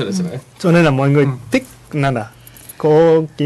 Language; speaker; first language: Vietnamese; non-native, fluent; Japanese